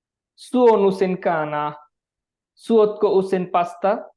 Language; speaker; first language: Finnish; non-native, learner; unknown